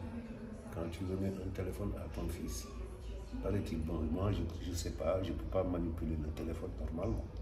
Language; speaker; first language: French; non-native, local second language; Wolof